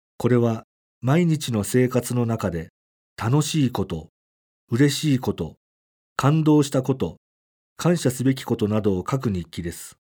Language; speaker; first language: Japanese; native; Japanese